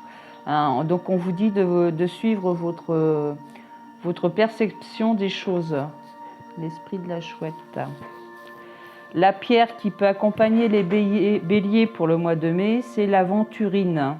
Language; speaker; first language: French; native; French